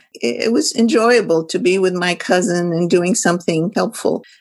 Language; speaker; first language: English; non-native, fluent; Arabic